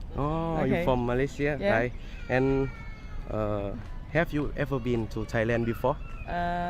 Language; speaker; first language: English; non-native, learner; Thai